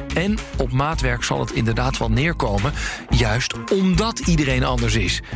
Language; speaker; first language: Dutch; native; Dutch